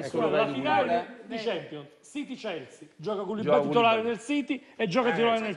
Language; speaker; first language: Italian; native; Italian